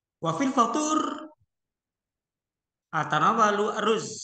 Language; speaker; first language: Arabic; non-native, fluent; Indonesian